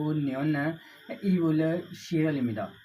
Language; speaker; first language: Korean; non-native, learner; Bangla